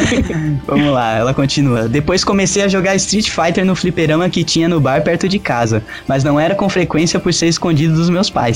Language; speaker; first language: Portuguese; native; Portuguese